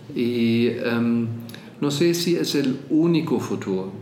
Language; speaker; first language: Spanish; non-native, fluent; German